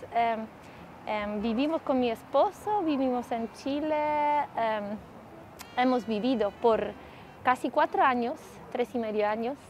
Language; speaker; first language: Spanish; non-native, learner; Polish